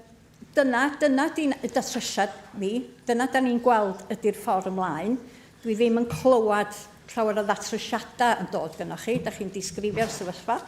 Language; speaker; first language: Welsh; native; Welsh